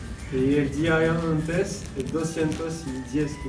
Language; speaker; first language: Spanish; non-native, learner; French